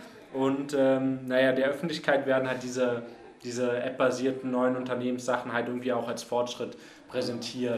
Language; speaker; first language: German; native; German